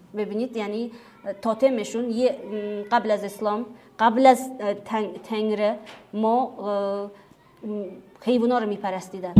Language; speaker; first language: Persian; non-native, fluent; Kazakh